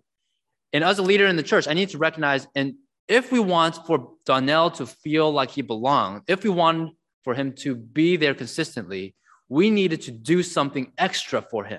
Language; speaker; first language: English; native; English